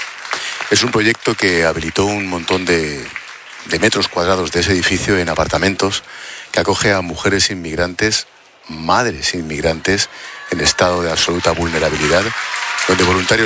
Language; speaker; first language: Spanish; native; Spanish